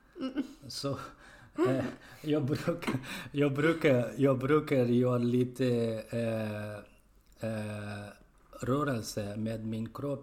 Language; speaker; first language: Swedish; non-native, learner; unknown